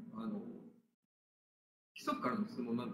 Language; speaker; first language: Japanese; native; Japanese